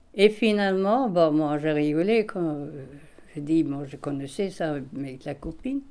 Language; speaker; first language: French; non-native, fluent; Swedish